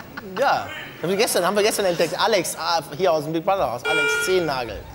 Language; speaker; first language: German; native; German